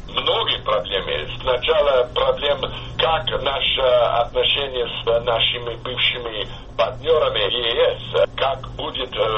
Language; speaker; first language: Russian; non-native, fluent; English